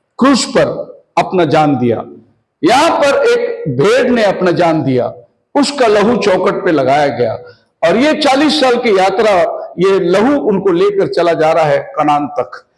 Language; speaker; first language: Hindi; non-native, local second language; Tamil